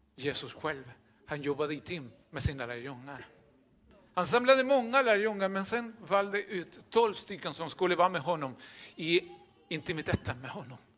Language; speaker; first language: Swedish; non-native, fluent; Spanish